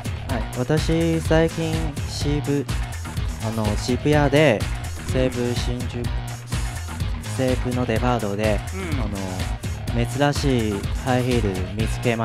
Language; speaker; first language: Japanese; non-native, fluent; Chinese